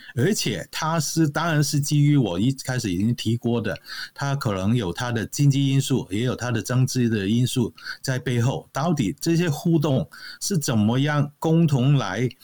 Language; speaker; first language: Chinese; non-native, local second language; Cantonese